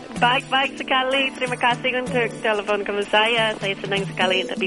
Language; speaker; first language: Indonesian; non-native, learner; English